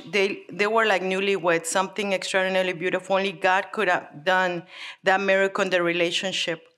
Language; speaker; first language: English; early bilingual, other home language; Spanish